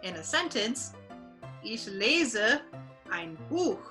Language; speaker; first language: German; non-native, learner; English